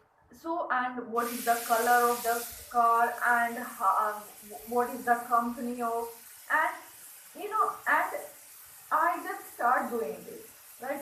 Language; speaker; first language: English; non-native, learner; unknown